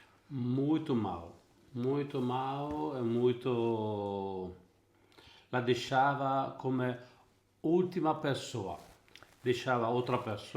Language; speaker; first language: Portuguese; non-native, learner; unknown